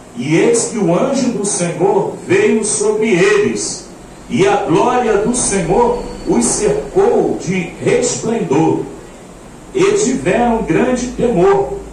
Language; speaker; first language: Portuguese; native; Portuguese